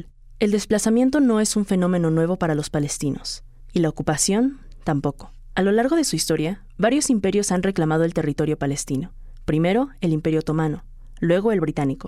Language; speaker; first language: Spanish; native; Spanish